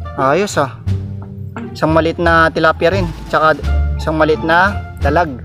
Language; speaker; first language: Filipino; non-native, local second language; Iloko